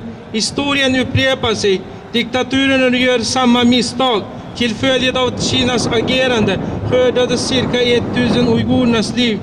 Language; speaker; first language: Swedish; non-native, fluent; Uyghur